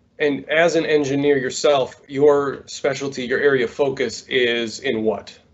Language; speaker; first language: English; native; English